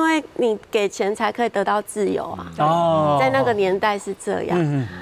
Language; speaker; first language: Chinese; native; Chinese